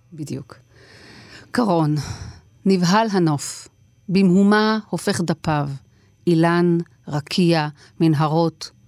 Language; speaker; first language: Hebrew; native; Hebrew